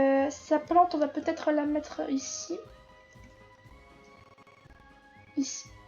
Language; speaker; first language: French; native; French